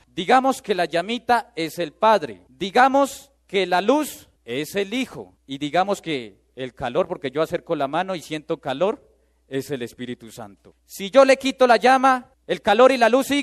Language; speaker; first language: Spanish; native; Spanish